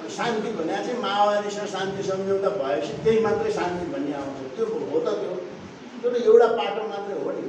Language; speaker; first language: Nepali; native; Nepali